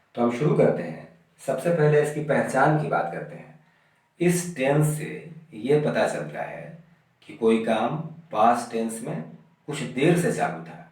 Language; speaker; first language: Hindi; native; Hindi